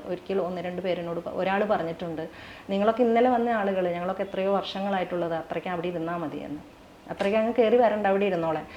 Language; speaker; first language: Malayalam; native; Malayalam